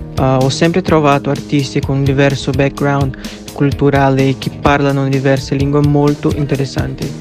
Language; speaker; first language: Italian; non-native, fluent; Portuguese